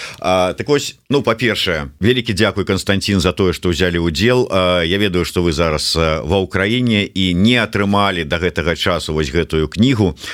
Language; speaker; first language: Belarusian; non-native, local second language; Russian